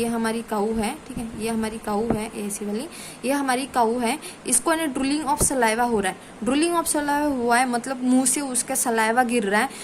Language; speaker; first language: Hindi; non-native, local second language; Marathi